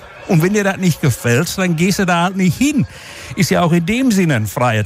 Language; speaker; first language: German; native; German